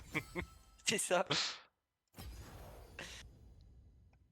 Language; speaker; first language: French; native; French